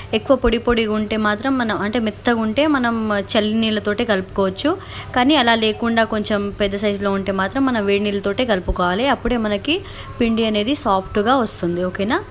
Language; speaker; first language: Telugu; non-native, local second language; Lambadi